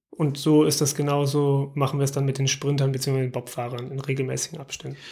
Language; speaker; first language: German; native; German